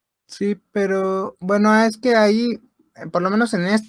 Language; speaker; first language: Spanish; native; Spanish